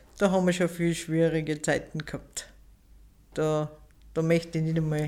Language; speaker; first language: German; early bilingual, other home language; Turkish